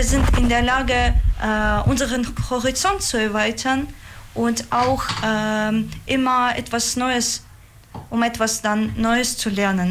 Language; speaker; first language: German; non-native, fluent; Russian